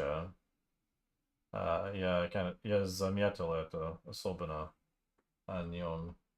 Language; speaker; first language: Russian; non-native, learner; English